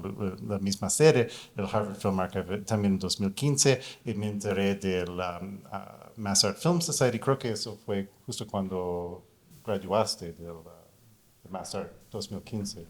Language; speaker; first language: Spanish; non-native, fluent; English